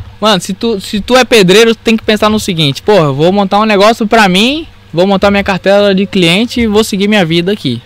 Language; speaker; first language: Portuguese; native; Portuguese